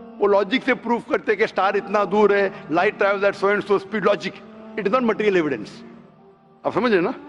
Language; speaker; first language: Hindi; non-native, local second language; Konkani